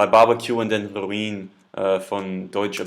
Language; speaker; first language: German; non-native, learner; English